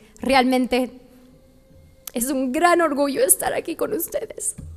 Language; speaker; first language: Spanish; early bilingual, heritage; Spanish